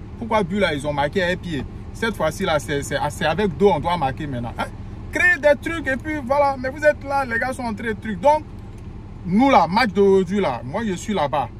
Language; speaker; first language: French; native; French